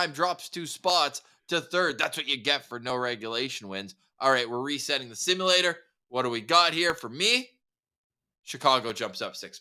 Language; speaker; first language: English; native; English